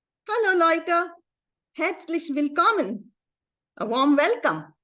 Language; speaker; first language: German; non-native, fluent; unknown